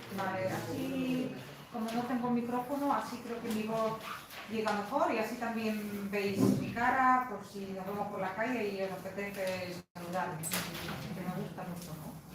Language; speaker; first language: Spanish; non-native, fluent; Polish